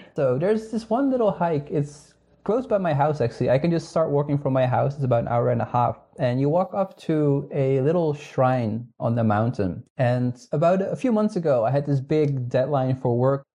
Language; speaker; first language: English; non-native, fluent; Dutch